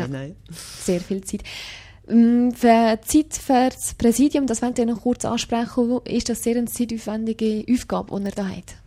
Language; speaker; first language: German; native; German